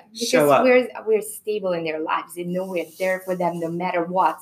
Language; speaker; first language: English; non-native, fluent; Russian